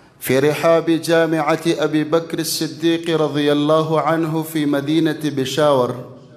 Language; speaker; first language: Arabic; non-native, fluent; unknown